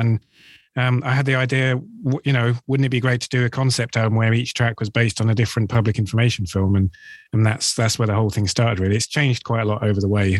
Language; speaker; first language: English; native; English